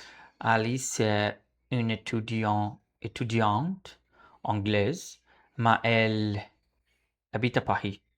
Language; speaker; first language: French; non-native, learner; Portuguese